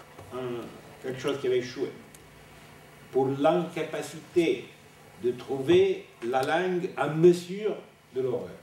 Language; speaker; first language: French; non-native, fluent; Italian